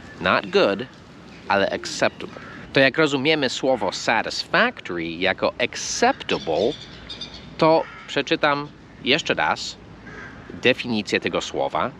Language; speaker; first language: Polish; non-native, fluent; English